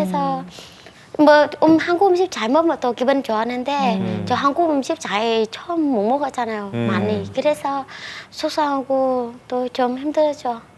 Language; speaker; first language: Korean; non-native, learner; Vietnamese